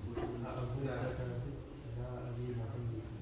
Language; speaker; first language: Arabic; non-native, learner; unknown